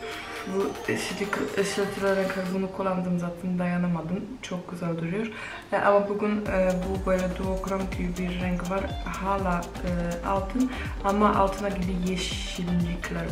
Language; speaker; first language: Turkish; non-native, fluent; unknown